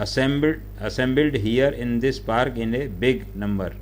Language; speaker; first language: English; non-native, local second language; Hindi